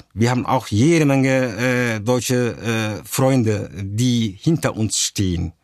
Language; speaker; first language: German; early bilingual, other home language; Turkish